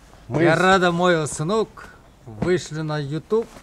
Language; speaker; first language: Russian; non-native, local second language; Uyghur